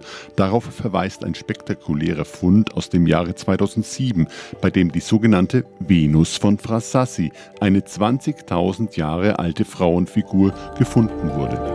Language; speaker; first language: German; native; German